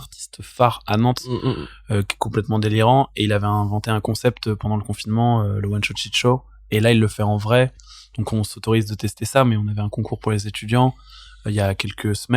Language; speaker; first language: French; native; French